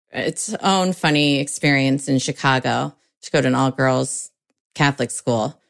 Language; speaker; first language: English; native; English